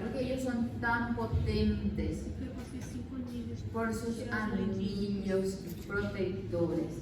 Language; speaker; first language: Spanish; native; Spanish